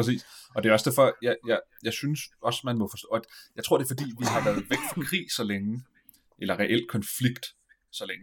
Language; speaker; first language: Danish; native; Danish